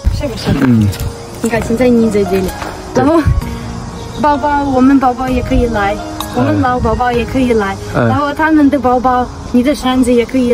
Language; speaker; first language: Chinese; non-native, learner; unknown